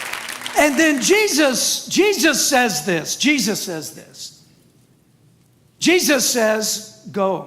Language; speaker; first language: English; native; English